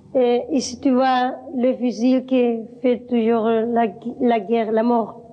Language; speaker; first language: French; non-native, fluent; Spanish